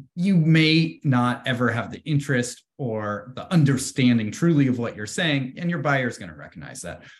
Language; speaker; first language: English; native; English